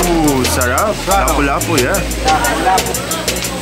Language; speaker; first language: Filipino; non-native, learner; Arabic